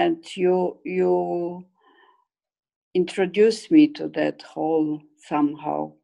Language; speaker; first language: English; non-native, fluent; Polish